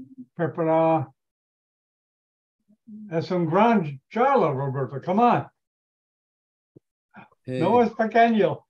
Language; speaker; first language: Spanish; non-native, learner; English